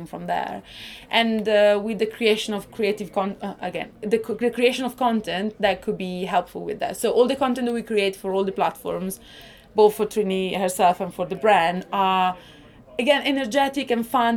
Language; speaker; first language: English; non-native, fluent; Italian